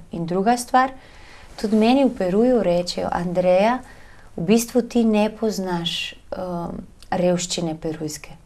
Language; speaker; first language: Slovenian; native; Slovenian